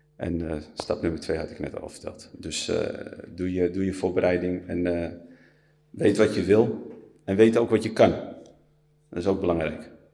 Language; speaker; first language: Dutch; early bilingual, other home language; Riffian